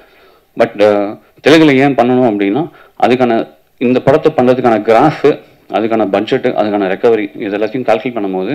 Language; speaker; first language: Tamil; native; Tamil